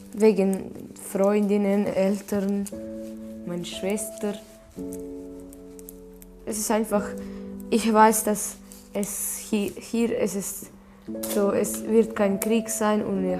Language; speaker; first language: German; non-native, learner; Ukrainian